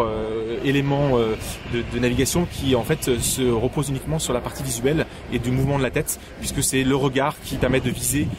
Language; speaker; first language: French; native; French